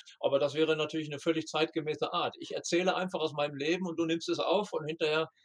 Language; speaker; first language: German; native; German